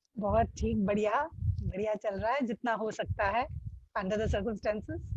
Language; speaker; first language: Hindi; non-native, local second language; Gujarati